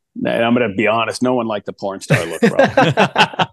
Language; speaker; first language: English; early bilingual, other home language; Spanish